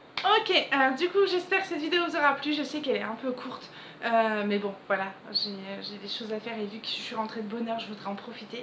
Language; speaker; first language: French; native; French